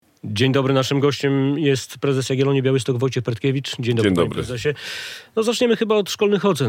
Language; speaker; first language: Polish; native; Polish